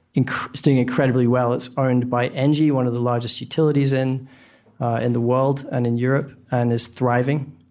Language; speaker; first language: English; native; English